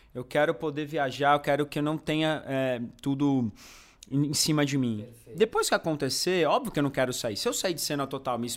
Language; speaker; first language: Portuguese; native; Portuguese